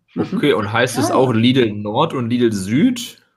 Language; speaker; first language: German; native; German